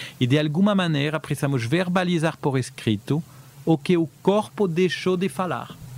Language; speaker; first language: Portuguese; early bilingual, heritage; Portuguese